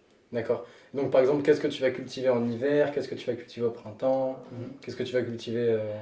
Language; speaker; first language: French; native; French